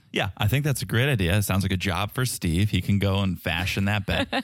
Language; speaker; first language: English; native; English